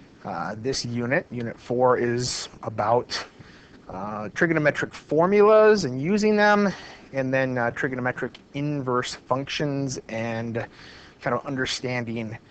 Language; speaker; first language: English; native; English